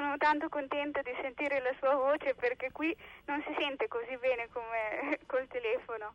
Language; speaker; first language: Italian; early bilingual, heritage; Slovenian